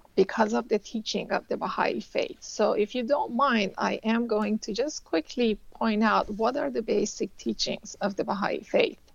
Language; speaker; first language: English; early bilingual, other home language; Persian